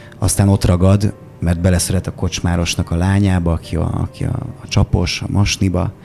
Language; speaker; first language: Hungarian; native; Hungarian